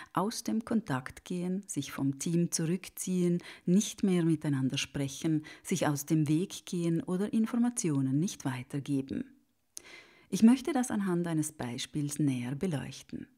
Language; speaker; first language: German; native; German